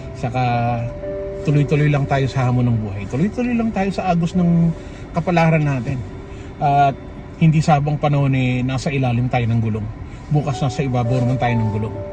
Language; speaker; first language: Filipino; native; Filipino